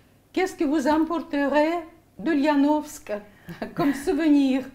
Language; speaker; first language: French; non-native, fluent; Russian